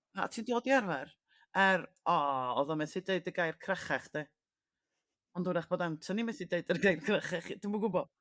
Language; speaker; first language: Welsh; native; Welsh